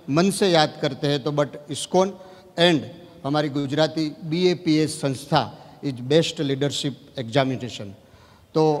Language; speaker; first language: Hindi; non-native, local second language; Gujarati